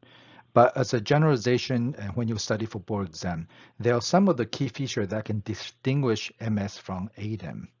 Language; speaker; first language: English; non-native, fluent; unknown